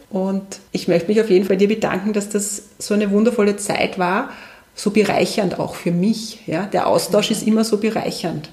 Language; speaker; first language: German; native; German